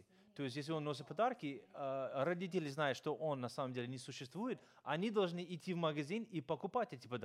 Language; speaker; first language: Russian; non-native, fluent; English